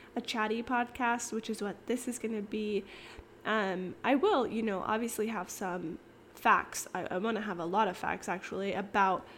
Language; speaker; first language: English; native; English